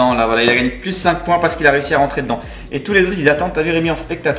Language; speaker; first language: French; native; French